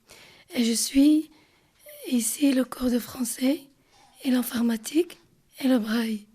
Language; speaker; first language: French; non-native, learner; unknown